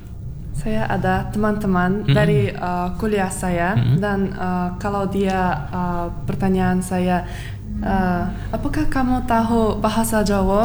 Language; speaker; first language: Indonesian; non-native, learner; Turkmen